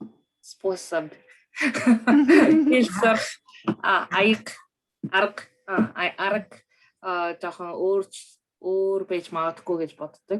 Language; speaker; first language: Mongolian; early bilingual, other home language; Korean